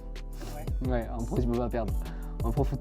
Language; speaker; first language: French; native; French